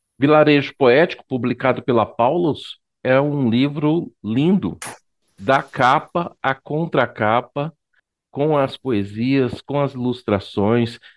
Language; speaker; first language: Portuguese; native; Portuguese